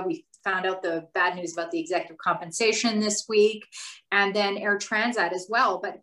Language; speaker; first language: English; native; English